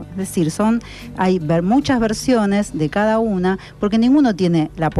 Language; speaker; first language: Spanish; native; Spanish